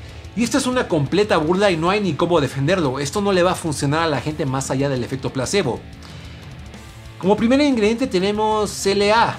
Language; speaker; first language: Spanish; native; Spanish